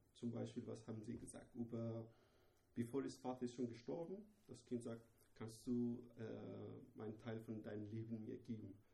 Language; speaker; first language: German; non-native, fluent; Persian